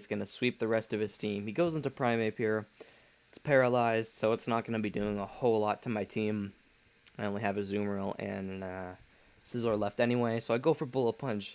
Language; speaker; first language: English; native; English